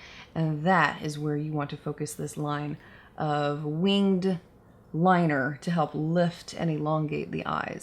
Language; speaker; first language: English; native; English